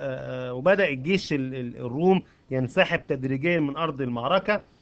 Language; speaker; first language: Arabic; native; Arabic